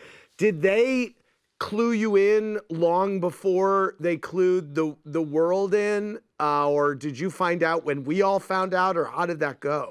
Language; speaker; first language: English; native; English